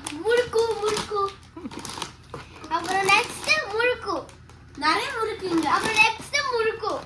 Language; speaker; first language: Tamil; early bilingual, heritage; Tamil